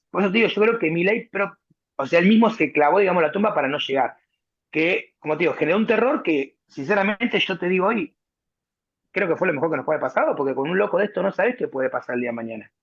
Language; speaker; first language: Spanish; native; Spanish